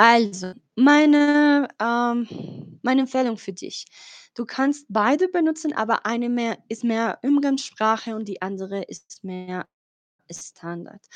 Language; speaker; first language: German; non-native, fluent; Spanish